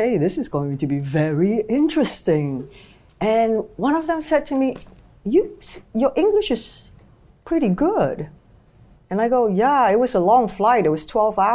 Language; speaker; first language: English; native; English